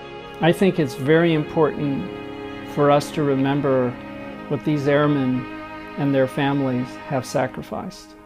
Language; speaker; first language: English; native; English